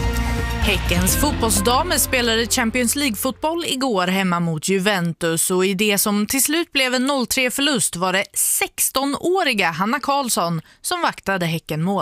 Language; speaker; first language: Swedish; native; Swedish